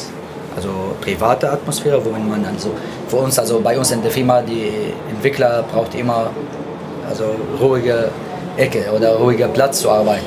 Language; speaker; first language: German; non-native, fluent; Arabic